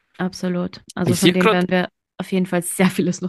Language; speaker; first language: German; native; German